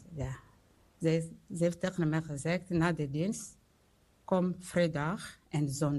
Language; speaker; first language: Dutch; non-native, learner; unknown